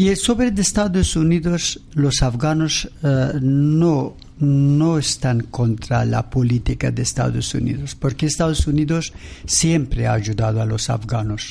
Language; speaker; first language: Spanish; non-native, learner; Persian